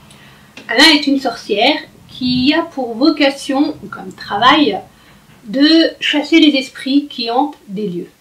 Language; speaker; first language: French; native; French